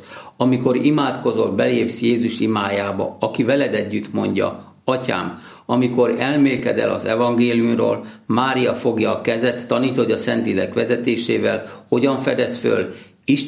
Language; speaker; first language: Hungarian; native; Hungarian